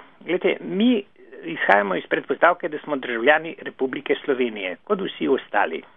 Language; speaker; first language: Slovenian; non-native, local second language; Serbian